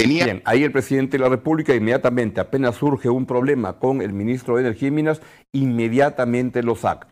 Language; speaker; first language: Spanish; native; Spanish